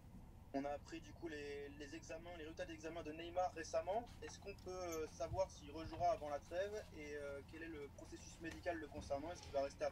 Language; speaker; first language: French; native; French